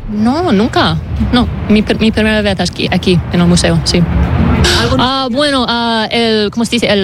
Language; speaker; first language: Spanish; non-native, learner; English